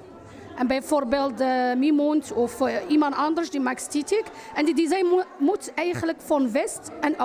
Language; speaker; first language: Dutch; non-native, fluent; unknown